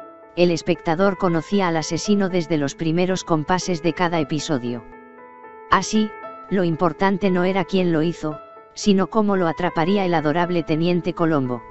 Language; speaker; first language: Spanish; native; Spanish